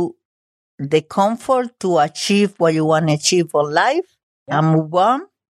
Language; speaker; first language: English; non-native, fluent; Spanish